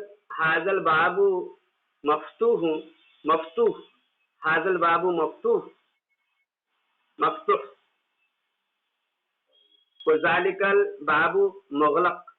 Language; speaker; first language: Arabic; non-native, fluent; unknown